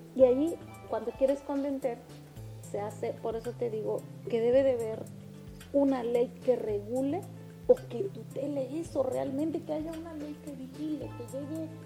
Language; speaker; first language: Spanish; non-native, local second language; Mixtepec Mixtec